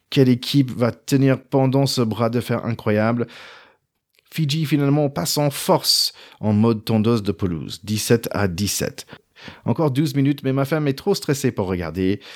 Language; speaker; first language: French; non-native, fluent; English